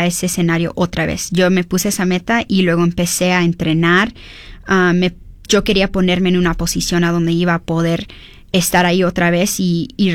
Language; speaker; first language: Spanish; early bilingual, heritage; Spanish